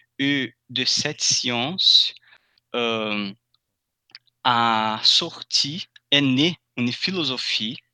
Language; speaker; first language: French; non-native, fluent; Portuguese